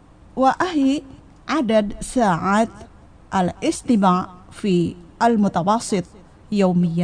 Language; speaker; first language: Arabic; non-native, fluent; Indonesian